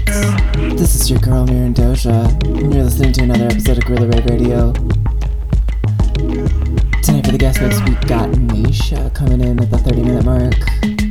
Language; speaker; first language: English; native; English